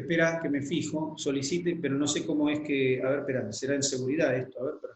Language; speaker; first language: Spanish; native; Spanish